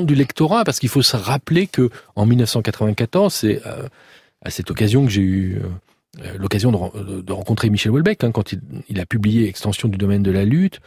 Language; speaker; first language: French; native; French